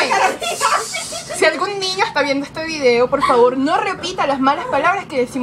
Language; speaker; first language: Spanish; native; Spanish